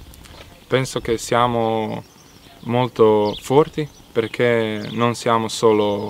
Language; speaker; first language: Italian; non-native, learner; Croatian